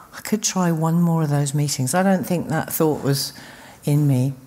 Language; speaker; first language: English; native; English